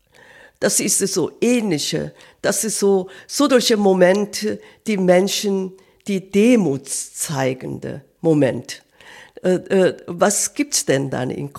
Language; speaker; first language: German; non-native, fluent; Korean